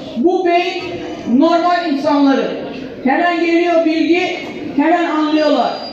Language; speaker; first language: Turkish; early bilingual, heritage; Turkish